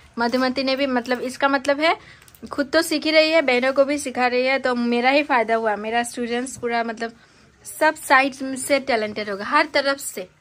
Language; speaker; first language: Hindi; non-native, local second language; Bangla